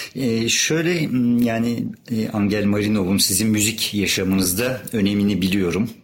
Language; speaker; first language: Turkish; native; Turkish